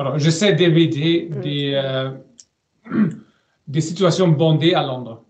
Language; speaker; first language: French; non-native, learner; German